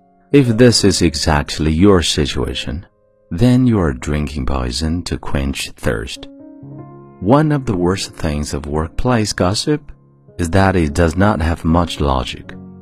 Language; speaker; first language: English; non-native, fluent; Chinese